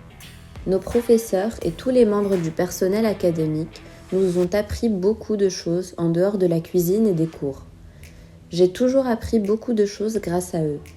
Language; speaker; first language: French; non-native, fluent; Azerbaijani